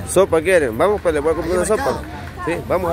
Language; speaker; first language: Spanish; native; Spanish